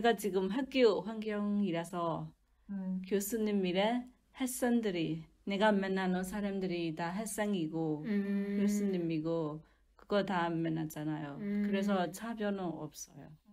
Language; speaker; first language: Korean; non-native, learner; Burmese